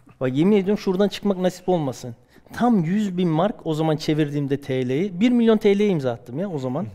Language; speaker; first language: Turkish; early bilingual, heritage; Turkish